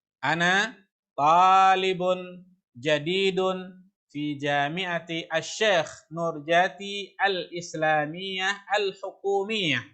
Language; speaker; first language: Arabic; non-native, fluent; Indonesian